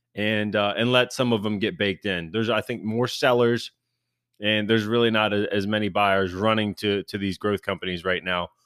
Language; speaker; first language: English; native; English